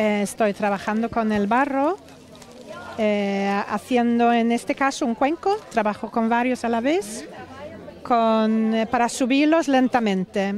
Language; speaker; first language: Spanish; non-native, fluent; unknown